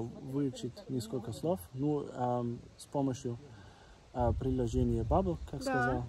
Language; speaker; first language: Russian; non-native, learner; German